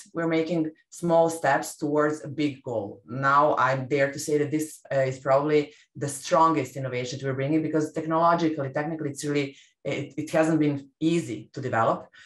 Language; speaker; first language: English; non-native, fluent; Serbian